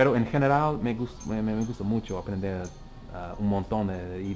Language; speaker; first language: Spanish; non-native, learner; English